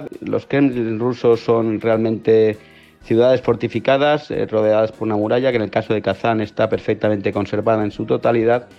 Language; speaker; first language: Spanish; native; Spanish